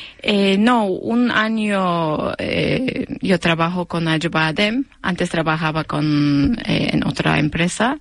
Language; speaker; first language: Spanish; non-native, learner; Turkish